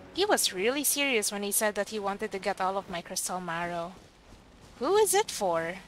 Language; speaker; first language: English; non-native, local second language; Filipino